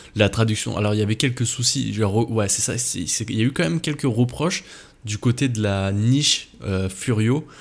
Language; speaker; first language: French; native; French